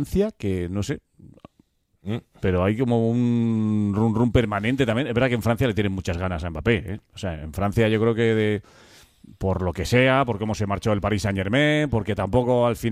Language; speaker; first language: Spanish; native; Spanish